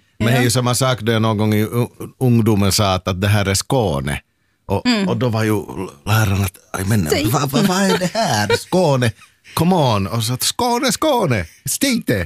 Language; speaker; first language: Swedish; native; Swedish